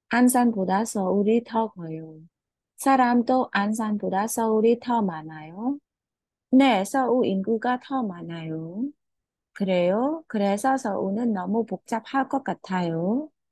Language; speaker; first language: Korean; non-native, fluent; Khmer